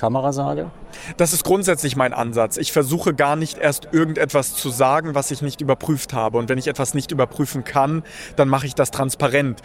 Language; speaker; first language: German; early bilingual, other home language; Russian